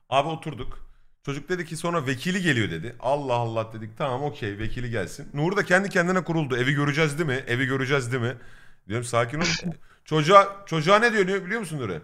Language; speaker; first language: Turkish; native; Turkish